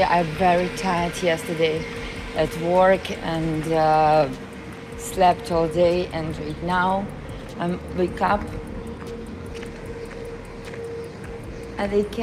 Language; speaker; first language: English; non-native, learner; Russian